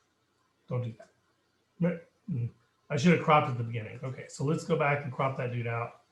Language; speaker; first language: English; native; English